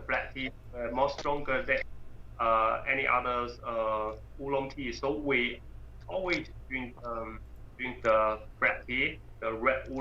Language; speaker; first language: English; non-native, learner; Chinese